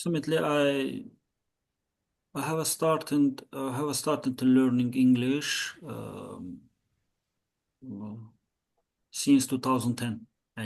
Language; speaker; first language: English; non-native, learner; Azerbaijani